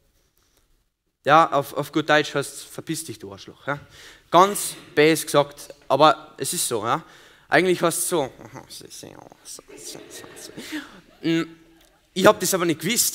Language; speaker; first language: German; native; German